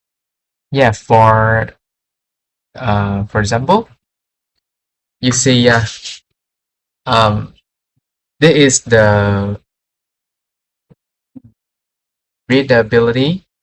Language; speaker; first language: English; non-native, fluent; Vietnamese